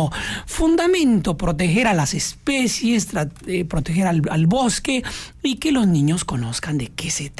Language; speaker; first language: Spanish; native; Spanish